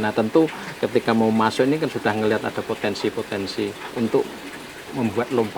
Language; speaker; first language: Indonesian; native; Indonesian